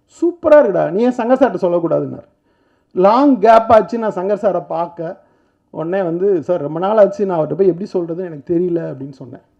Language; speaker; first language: Tamil; native; Tamil